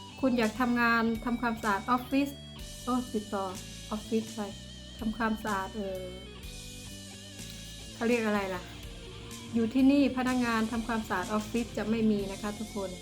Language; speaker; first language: Thai; non-native, local second language; Northeastern Thai